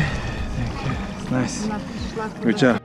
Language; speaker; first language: English; non-native, learner; Ukrainian